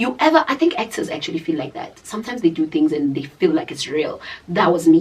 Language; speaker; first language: English; non-native, local second language; Zulu